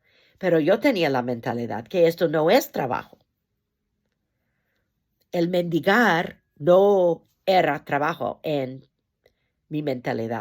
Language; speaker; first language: Spanish; non-native, fluent; English